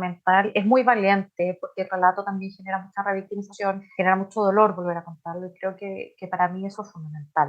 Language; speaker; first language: Spanish; native; Spanish